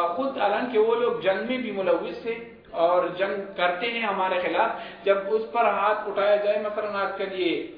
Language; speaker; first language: Urdu; non-native, local second language; Pashto